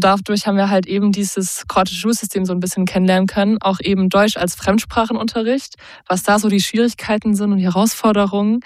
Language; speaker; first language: German; native; German